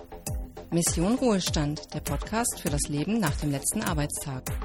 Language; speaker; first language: German; native; German